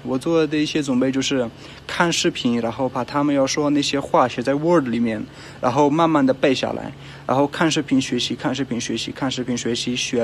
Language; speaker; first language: Chinese; non-native, fluent; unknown